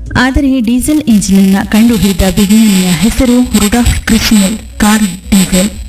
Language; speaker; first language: Kannada; native; Kannada